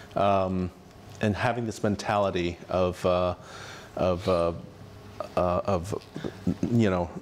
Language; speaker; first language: English; native; English